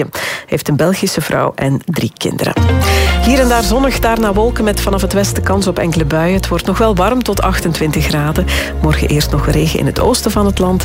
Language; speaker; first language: Dutch; native; Dutch